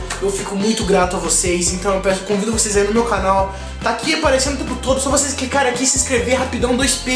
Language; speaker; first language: Portuguese; native; Portuguese